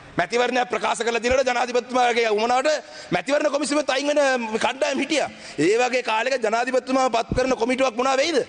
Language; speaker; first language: Sinhala; non-native, local second language; Tamil